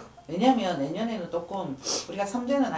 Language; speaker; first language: Korean; native; Korean